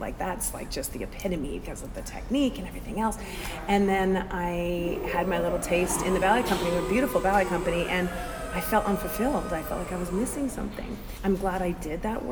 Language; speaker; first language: English; native; English